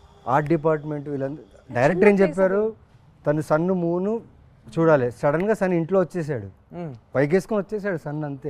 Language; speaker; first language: Telugu; native; Telugu